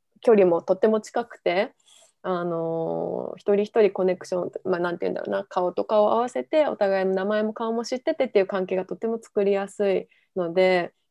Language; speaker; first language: Japanese; native; Japanese